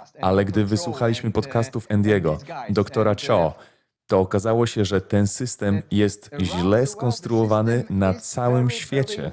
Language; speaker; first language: Polish; native; Polish